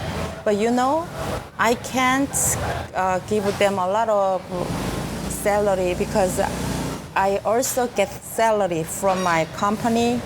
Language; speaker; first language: English; non-native, learner; Korean